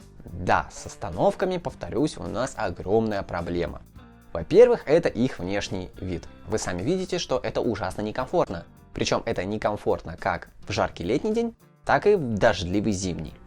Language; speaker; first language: Russian; native; Russian